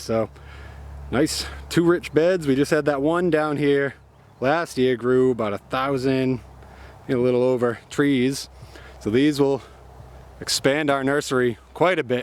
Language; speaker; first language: English; native; English